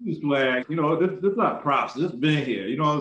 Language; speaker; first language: English; native; English